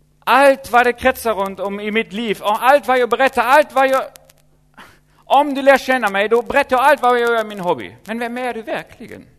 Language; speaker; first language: Swedish; non-native, fluent; German